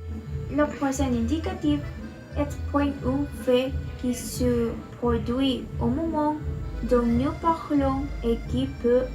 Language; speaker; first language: French; non-native, learner; Spanish